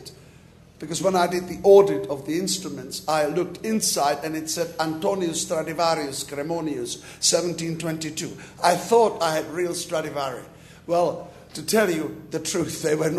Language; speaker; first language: English; non-native, fluent; Czech